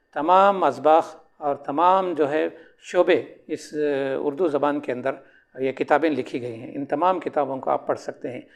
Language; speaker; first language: Urdu; native; Urdu